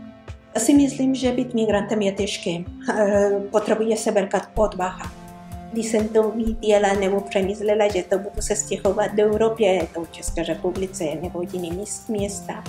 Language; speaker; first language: Czech; non-native, learner; Spanish